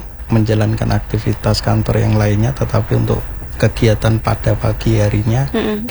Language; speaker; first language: Indonesian; non-native, local second language; Javanese